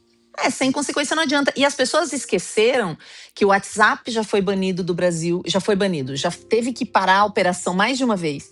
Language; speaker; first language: Portuguese; native; Portuguese